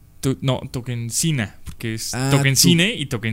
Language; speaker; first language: Spanish; native; Spanish